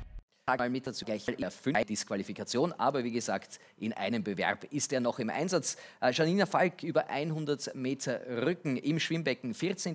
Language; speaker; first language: German; native; German